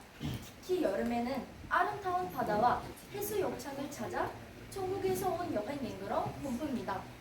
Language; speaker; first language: Korean; non-native, learner; Uzbek